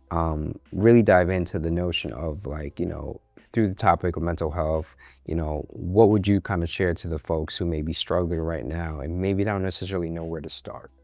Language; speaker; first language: English; native; English